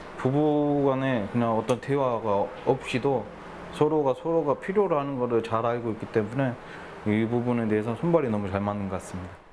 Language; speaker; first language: Korean; native; Korean